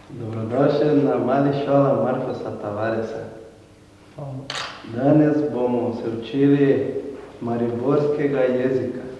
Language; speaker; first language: Slovenian; non-native, learner; Portuguese